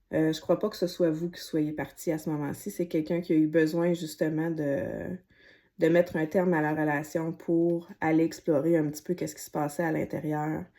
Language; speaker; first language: French; native; French